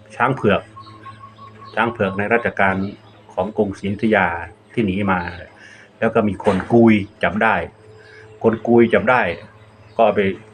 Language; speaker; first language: Thai; non-native, local second language; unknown